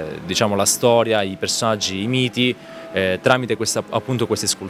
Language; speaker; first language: Italian; native; Italian